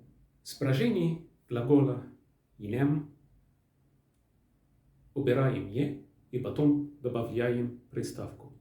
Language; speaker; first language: Russian; non-native, learner; Arabic